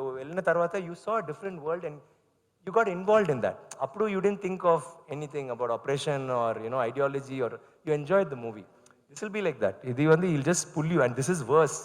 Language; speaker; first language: Telugu; non-native, learner; Tamil